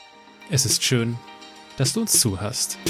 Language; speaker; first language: German; native; German